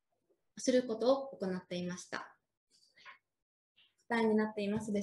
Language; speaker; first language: Japanese; native; Japanese